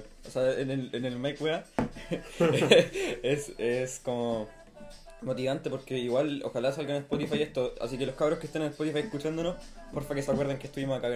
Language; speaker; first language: Spanish; native; Spanish